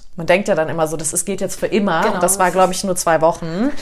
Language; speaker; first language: German; native; German